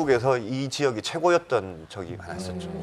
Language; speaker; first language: Korean; native; Korean